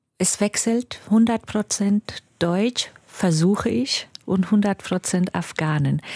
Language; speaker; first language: German; non-native, fluent; Persian